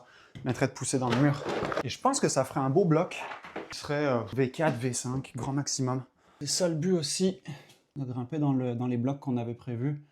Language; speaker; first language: French; native; French